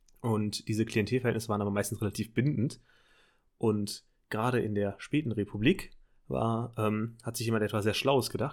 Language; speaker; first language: German; native; German